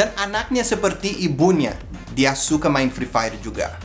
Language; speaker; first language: Indonesian; non-native, fluent; Portuguese